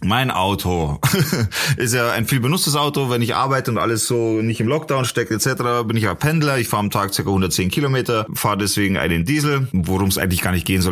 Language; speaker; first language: German; native; German